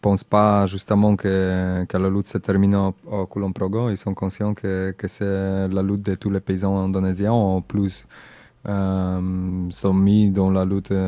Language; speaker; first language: French; non-native, learner; Indonesian